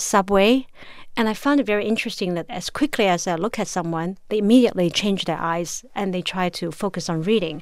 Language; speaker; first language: English; non-native, fluent; Chinese